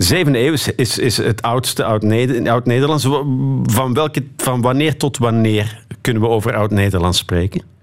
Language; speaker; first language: Dutch; native; Dutch